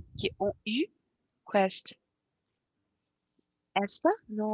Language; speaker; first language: French; non-native, learner; Portuguese